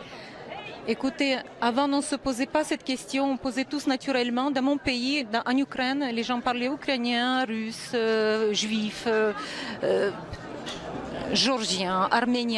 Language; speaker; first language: French; non-native, fluent; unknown